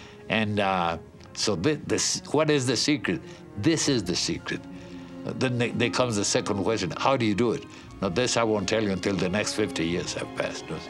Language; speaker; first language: English; non-native, fluent; Spanish